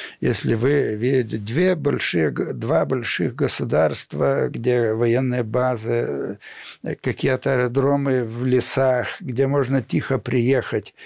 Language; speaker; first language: Russian; non-native, local second language; Lithuanian